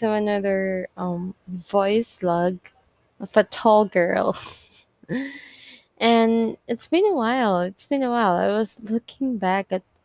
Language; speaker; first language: English; non-native, local second language; Filipino